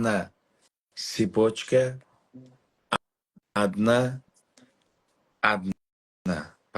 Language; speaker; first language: Russian; non-native, learner; Uzbek